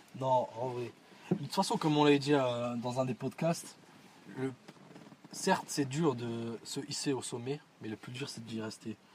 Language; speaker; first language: French; early bilingual, other home language; Arabic